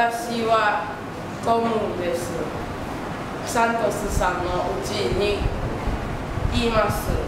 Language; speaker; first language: Japanese; non-native, learner; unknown